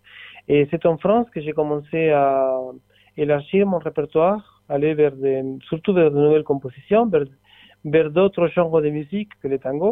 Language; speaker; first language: French; non-native, fluent; Spanish